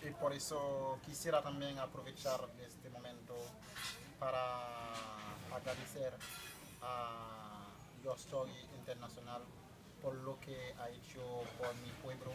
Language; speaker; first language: Spanish; non-native, fluent; Haitian Creole